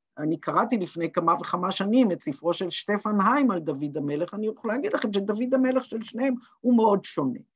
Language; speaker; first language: Hebrew; native; Hebrew